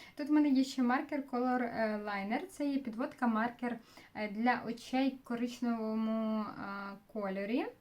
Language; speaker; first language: Ukrainian; non-native, local second language; Russian